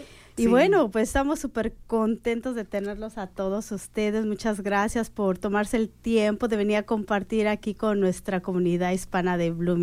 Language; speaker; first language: Spanish; native; Spanish